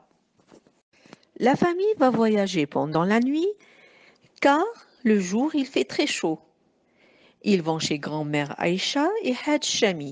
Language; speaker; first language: French; non-native, local second language; Arabic